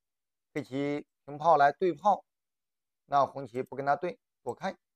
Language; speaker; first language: Chinese; native; Chinese